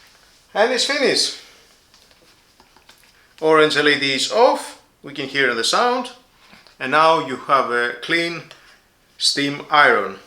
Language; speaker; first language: English; non-native, fluent; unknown